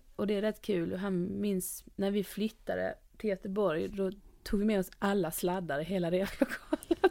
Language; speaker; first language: Swedish; native; Swedish